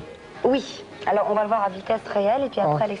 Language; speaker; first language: French; native; French